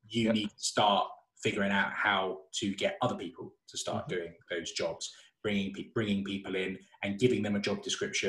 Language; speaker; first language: English; native; English